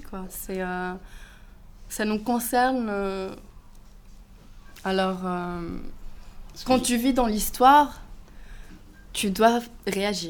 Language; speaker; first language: French; non-native, fluent; Greek